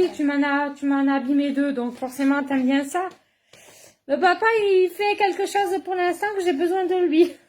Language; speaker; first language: French; native; French